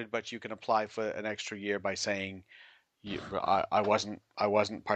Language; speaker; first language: English; native; English